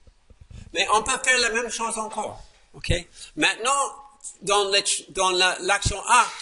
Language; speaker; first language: French; non-native, fluent; English